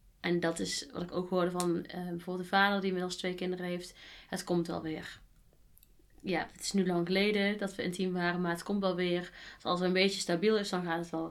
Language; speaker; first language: Dutch; native; Dutch